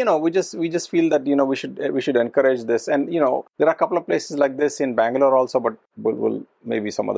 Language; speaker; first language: English; non-native, local second language; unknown